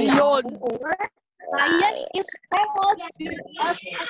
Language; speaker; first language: English; non-native, learner; Indonesian